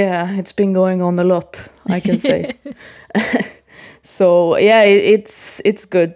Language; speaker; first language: English; non-native, fluent; Swedish